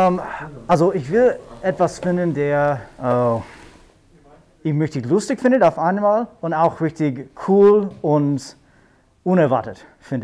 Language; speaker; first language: German; non-native, fluent; English